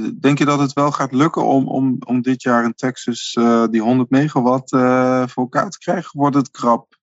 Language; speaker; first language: Dutch; native; Dutch